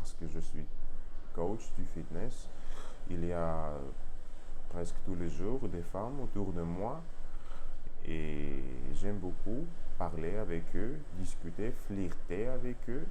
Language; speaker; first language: French; non-native, learner; Russian